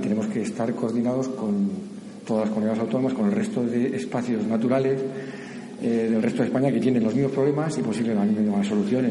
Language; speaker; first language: Spanish; native; Spanish